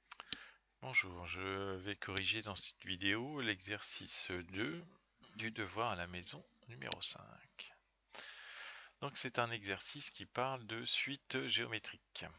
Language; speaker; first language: French; native; French